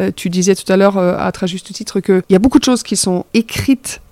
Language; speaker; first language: French; non-native, fluent; German